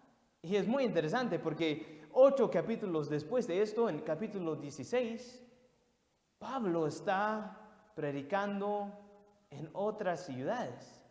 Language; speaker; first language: Spanish; non-native, fluent; English